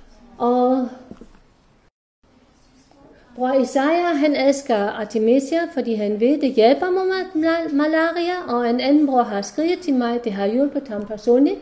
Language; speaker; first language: Danish; non-native, fluent; German